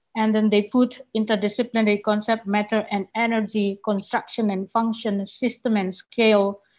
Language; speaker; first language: English; non-native, fluent; Indonesian